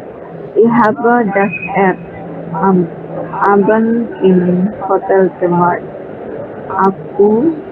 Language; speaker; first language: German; non-native, learner; Indonesian